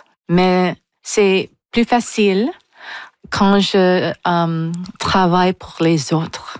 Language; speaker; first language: French; non-native, fluent; English